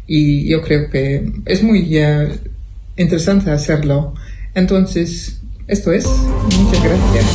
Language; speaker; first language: Spanish; non-native, fluent; Dutch